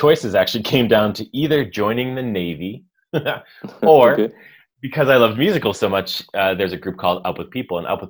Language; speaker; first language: English; native; English